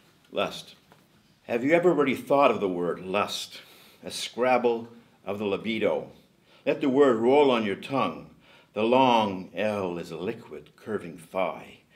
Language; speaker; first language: English; native; English